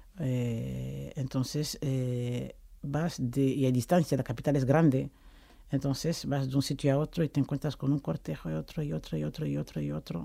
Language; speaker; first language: Spanish; non-native, fluent; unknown